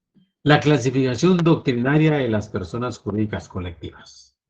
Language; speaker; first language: Spanish; native; Spanish